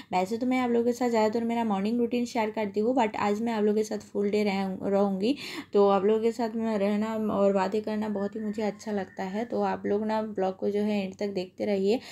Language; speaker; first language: Hindi; non-native, local second language; Bangla